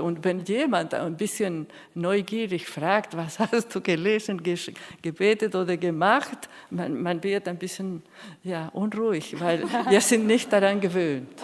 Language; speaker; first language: German; non-native, fluent; Spanish